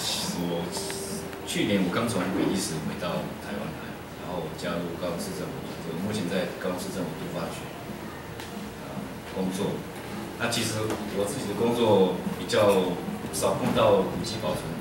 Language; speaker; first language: Chinese; native; Chinese